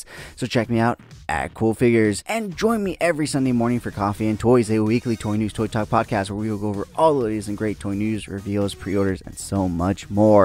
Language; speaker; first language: English; native; English